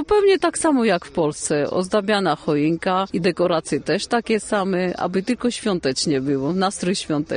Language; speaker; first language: Polish; non-native, fluent; Armenian